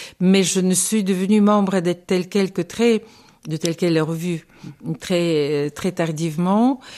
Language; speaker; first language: French; non-native, fluent; Bulgarian